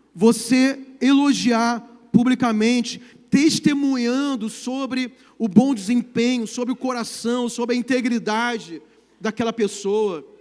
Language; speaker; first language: Portuguese; native; Portuguese